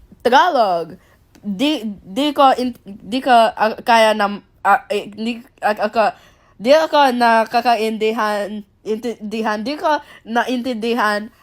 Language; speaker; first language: Filipino; non-native, learner; English